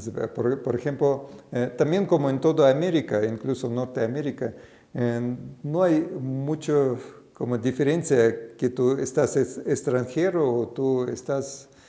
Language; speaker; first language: Spanish; non-native, fluent; Russian